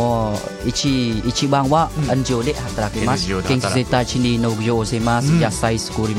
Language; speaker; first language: Japanese; non-native, learner; Khmer